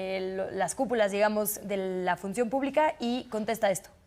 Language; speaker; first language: Spanish; native; Spanish